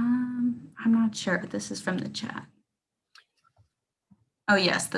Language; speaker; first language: English; native; English